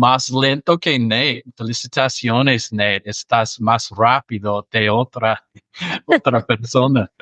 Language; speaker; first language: Spanish; non-native, fluent; English